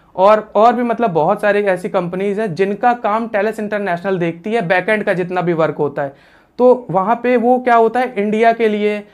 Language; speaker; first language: Hindi; native; Hindi